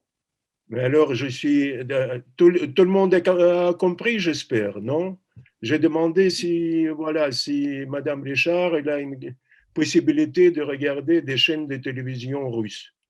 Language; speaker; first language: French; non-native, fluent; Russian